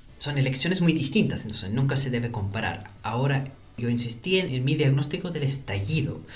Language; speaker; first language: Spanish; non-native, fluent; English